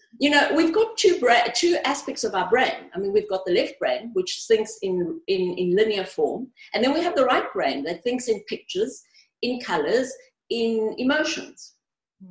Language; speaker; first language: English; early bilingual, other home language; Greek